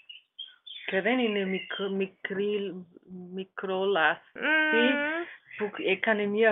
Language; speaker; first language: Greek; non-native, learner; German